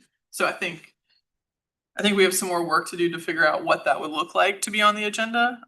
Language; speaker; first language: English; native; English